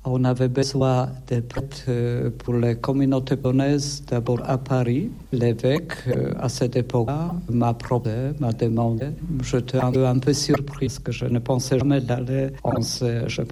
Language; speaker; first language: French; non-native, fluent; Polish